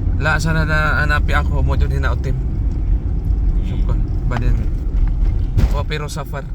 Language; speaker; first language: Arabic; non-native, learner; Filipino